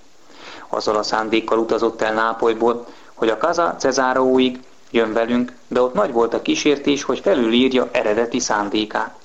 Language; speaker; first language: Hungarian; native; Hungarian